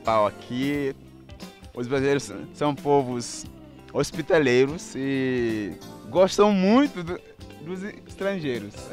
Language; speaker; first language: Portuguese; non-native, fluent; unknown